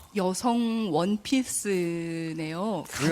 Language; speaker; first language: Korean; native; Korean